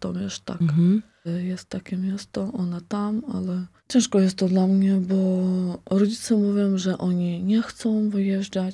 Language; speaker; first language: Polish; non-native, local second language; Ukrainian